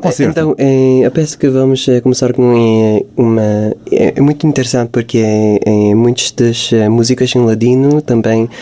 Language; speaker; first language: Portuguese; non-native, fluent; Hebrew